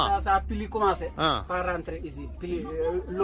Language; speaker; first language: French; non-native, local second language; Wolof